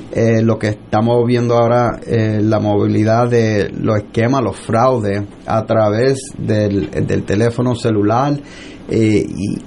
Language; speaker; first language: Spanish; early bilingual, heritage; Spanish